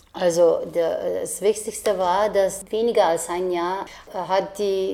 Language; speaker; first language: German; non-native, fluent; Slovenian